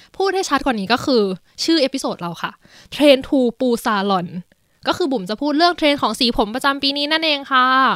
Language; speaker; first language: Thai; native; Thai